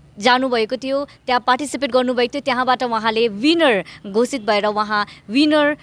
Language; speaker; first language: Nepali; native; Nepali